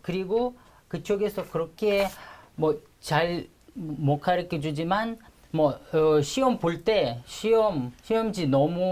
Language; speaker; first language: Korean; non-native, fluent; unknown